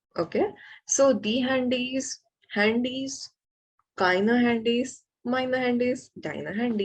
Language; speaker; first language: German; non-native, fluent; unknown